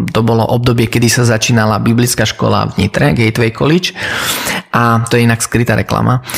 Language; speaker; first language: Slovak; early bilingual, heritage; Slovak